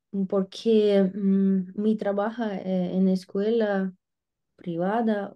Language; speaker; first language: Spanish; non-native, learner; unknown